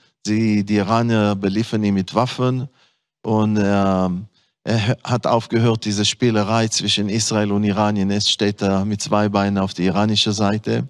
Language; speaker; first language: German; non-native, fluent; Hebrew